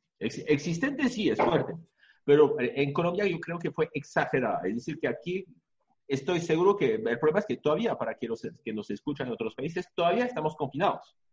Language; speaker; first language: Spanish; non-native, fluent; French